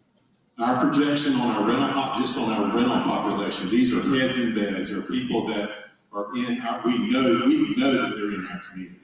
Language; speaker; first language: English; native; English